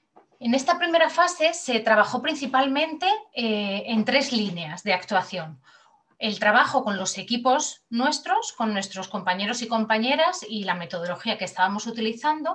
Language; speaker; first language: Spanish; native; Spanish